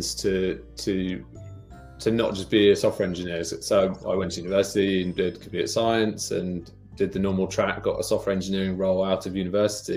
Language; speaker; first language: English; native; English